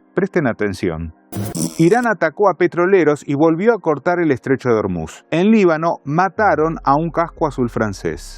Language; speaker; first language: Spanish; native; Spanish